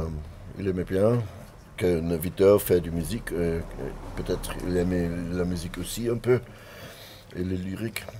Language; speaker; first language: French; non-native, learner; German